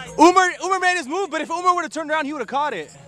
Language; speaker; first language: English; native; English